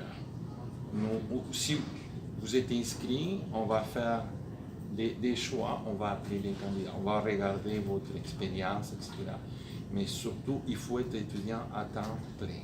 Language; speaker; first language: French; native; French